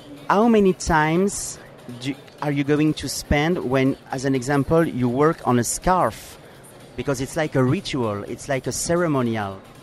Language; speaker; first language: English; non-native, fluent; French